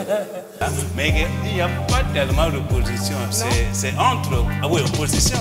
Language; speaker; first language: French; non-native, local second language; Igbo